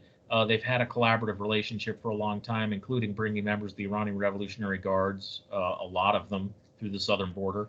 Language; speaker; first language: English; native; English